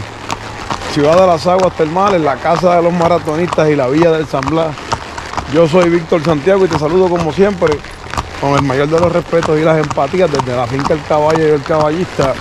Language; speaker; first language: Spanish; native; Spanish